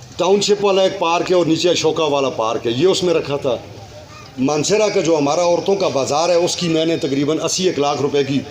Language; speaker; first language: Urdu; non-native, local second language; Northern Hindko